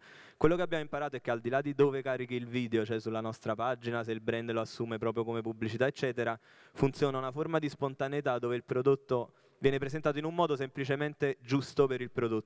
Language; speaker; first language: Italian; native; Italian